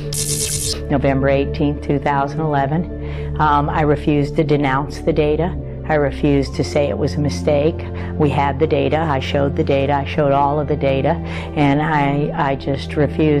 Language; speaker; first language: English; native; English